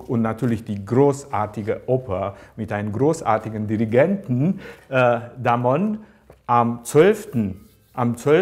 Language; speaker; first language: German; native; German